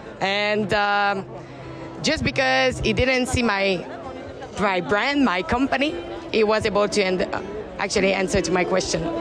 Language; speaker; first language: English; non-native, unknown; French